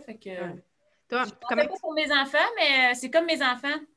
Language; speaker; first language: French; native; French